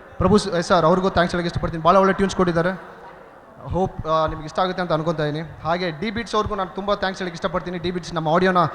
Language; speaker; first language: Kannada; native; Kannada